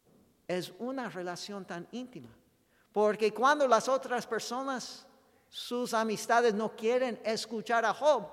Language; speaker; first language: Spanish; non-native, fluent; English